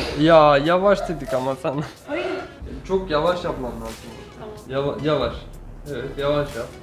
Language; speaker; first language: Turkish; native; Turkish